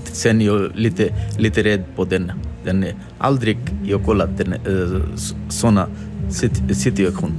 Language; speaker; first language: Swedish; non-native, learner; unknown